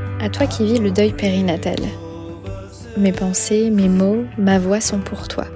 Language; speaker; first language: French; native; French